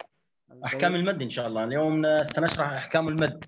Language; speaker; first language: Arabic; native; Arabic